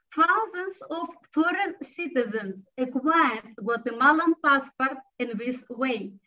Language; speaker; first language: English; non-native, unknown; Russian